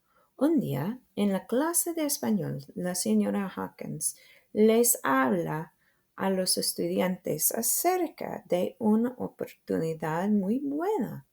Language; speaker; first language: Spanish; non-native, fluent; English